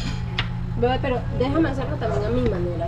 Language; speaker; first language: Spanish; native; Spanish